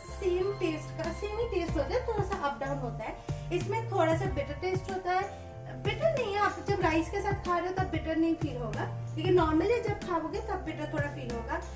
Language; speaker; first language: Hindi; non-native, local second language; Bangla